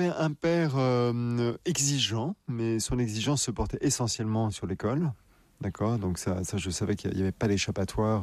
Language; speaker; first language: French; native; French